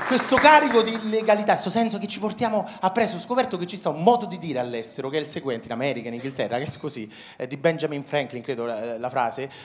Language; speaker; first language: Italian; native; Italian